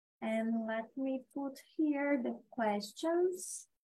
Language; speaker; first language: English; non-native, learner; Portuguese